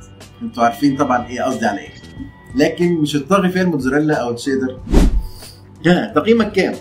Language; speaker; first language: Arabic; native; Arabic